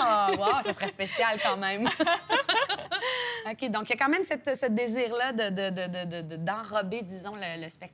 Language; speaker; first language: French; native; French